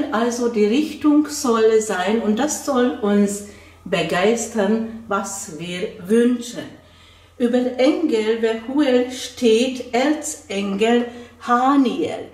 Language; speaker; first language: German; non-native, fluent; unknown